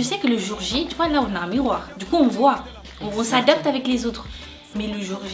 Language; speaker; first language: French; native; French